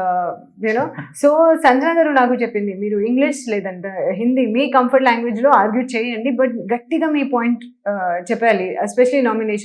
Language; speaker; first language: Telugu; non-native, local second language; Hindi